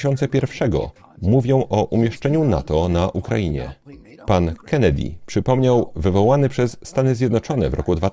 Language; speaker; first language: Polish; native; Polish